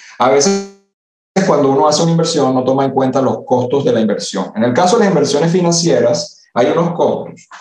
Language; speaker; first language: Spanish; early bilingual, other home language; Italian